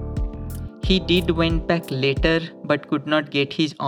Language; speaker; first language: English; non-native, local second language; Bangla